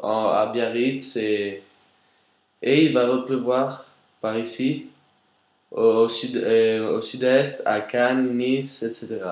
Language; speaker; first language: French; non-native, learner; Spanish